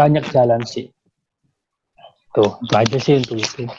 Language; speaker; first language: Indonesian; native; Indonesian